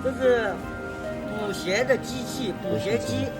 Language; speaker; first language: Chinese; native; Chinese